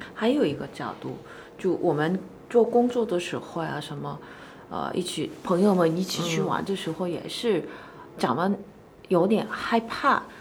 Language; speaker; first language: Chinese; non-native, learner; Korean